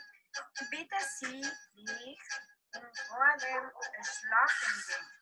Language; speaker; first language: German; non-native, learner; Spanish